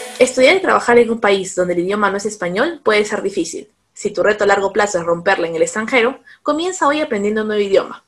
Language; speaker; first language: Spanish; native; Spanish